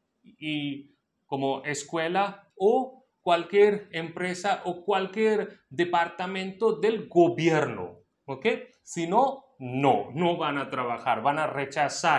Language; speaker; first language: Spanish; non-native, local second language; Hindi